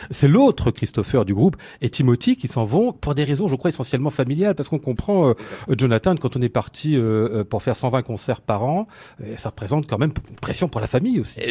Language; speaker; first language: French; native; French